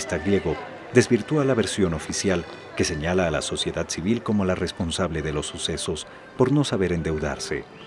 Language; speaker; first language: Spanish; native; Spanish